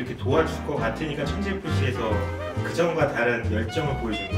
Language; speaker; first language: Korean; native; Korean